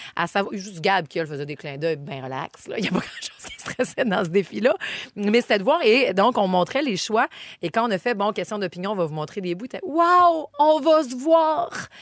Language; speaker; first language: French; native; French